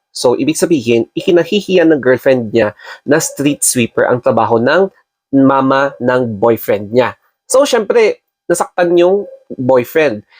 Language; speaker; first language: Filipino; non-native, local second language; Iloko